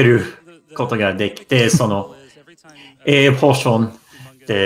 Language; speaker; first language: Japanese; non-native, learner; English